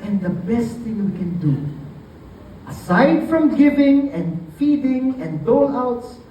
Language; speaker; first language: English; non-native, local second language; Filipino